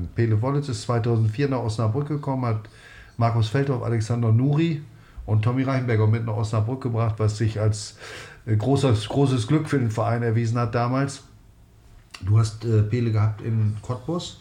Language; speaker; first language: German; native; German